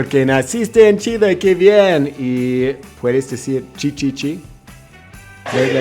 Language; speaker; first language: Spanish; non-native, fluent; English